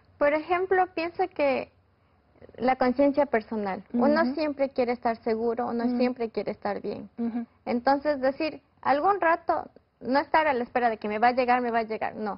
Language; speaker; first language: Spanish; native; Spanish